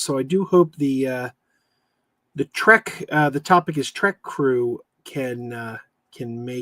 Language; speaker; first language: English; native; English